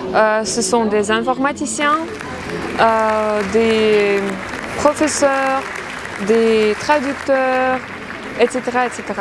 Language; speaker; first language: French; non-native, fluent; Ukrainian